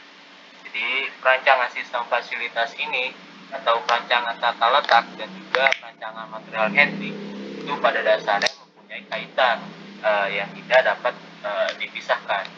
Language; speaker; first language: Indonesian; native; Indonesian